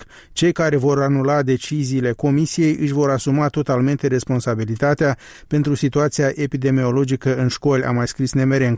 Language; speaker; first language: Romanian; native; Romanian